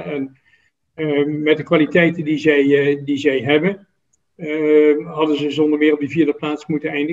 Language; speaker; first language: Dutch; native; Dutch